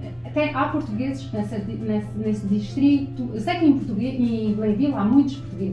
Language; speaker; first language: Portuguese; early bilingual, heritage; Portuguese